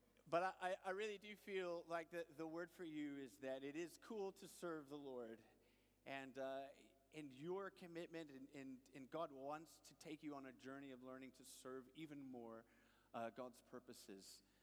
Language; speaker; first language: English; native; English